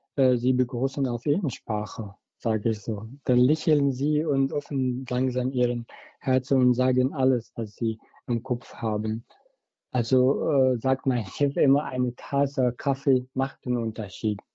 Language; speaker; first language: German; non-native, fluent; Arabic